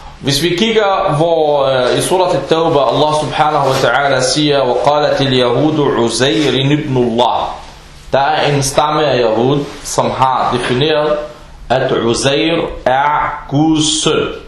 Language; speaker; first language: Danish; non-native, fluent; Arabic